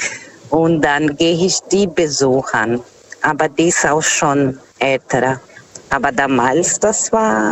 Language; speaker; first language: German; non-native, fluent; Portuguese